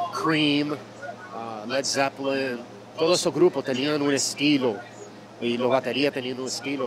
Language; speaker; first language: Spanish; early bilingual, heritage; Spanish